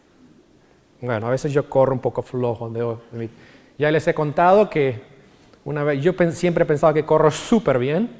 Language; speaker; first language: Spanish; native; Spanish